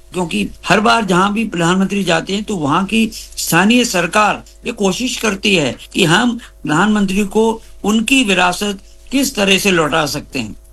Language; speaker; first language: Hindi; native; Hindi